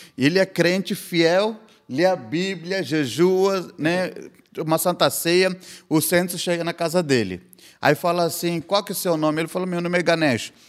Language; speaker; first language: Portuguese; non-native, fluent; Hindi